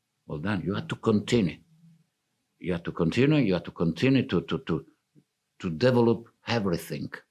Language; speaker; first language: English; non-native, fluent; Italian